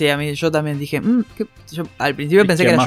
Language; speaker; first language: Spanish; native; Spanish